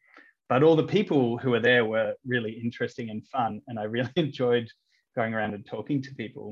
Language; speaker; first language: English; native; English